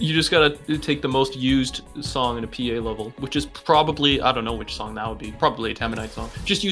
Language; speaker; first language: English; native; English